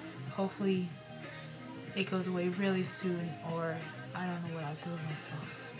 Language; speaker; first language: English; early bilingual, other home language; Spanish